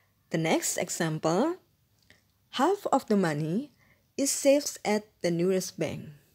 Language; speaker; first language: English; non-native, fluent; Indonesian